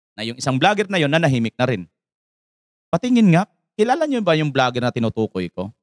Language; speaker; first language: Filipino; native; Filipino